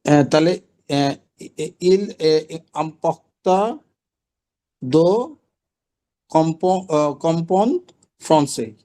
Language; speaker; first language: French; non-native, learner; Bangla